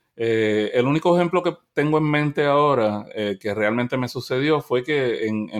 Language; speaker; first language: Spanish; native; Spanish